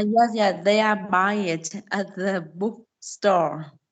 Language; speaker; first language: English; non-native, learner; Vietnamese